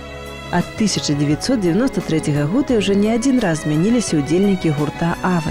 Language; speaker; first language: Belarusian; native; Belarusian